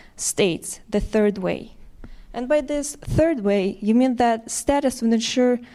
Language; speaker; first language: English; non-native, fluent; Ukrainian